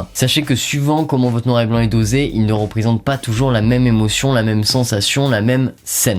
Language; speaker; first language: French; native; French